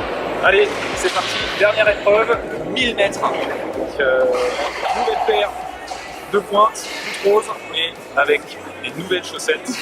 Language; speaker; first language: French; native; French